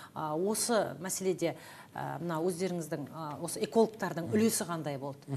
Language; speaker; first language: Kazakh; native; Kazakh